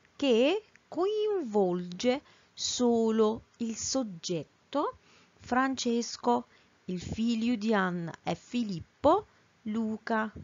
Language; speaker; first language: Italian; non-native, fluent; Arabic